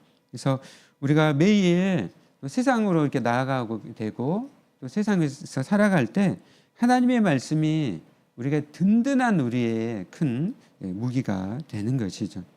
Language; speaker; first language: Korean; native; Korean